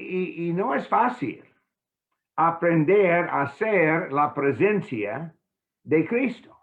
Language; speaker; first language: Spanish; non-native, fluent; English